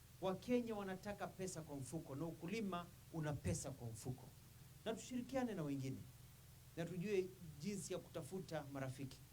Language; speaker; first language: Swahili; non-native, local second language; Kamba